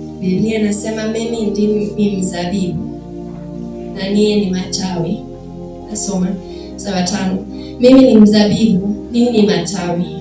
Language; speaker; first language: Swahili; non-native, fluent; German